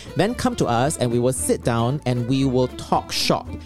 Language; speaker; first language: English; non-native, local second language; Chinese